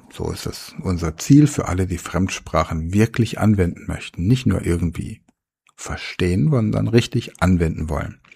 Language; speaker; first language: German; native; German